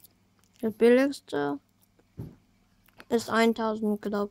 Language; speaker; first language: German; early bilingual, other home language; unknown